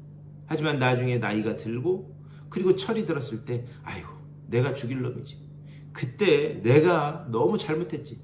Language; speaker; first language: Korean; native; Korean